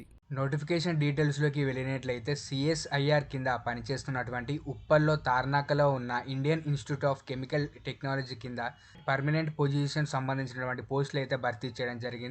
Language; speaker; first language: Telugu; native; Telugu